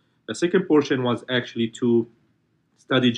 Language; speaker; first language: English; non-native, fluent; Arabic